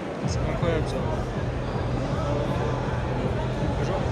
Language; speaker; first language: French; native; French